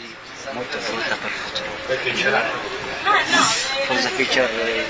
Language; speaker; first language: Italian; non-native, learner; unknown